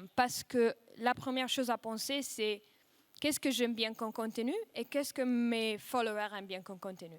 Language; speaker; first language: French; non-native, fluent; Russian